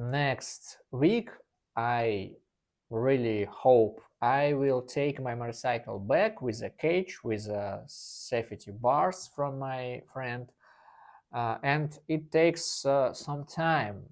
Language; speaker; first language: English; non-native, learner; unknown